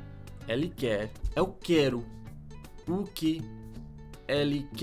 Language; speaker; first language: Portuguese; non-native, learner; English